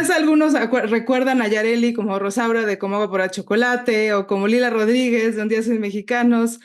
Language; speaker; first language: Spanish; native; Spanish